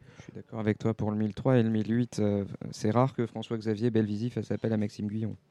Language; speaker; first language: French; native; French